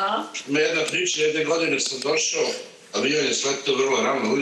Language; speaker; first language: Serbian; early bilingual, heritage; Serbian